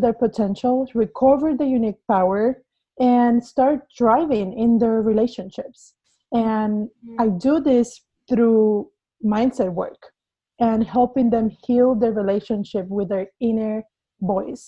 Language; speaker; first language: English; non-native, fluent; Spanish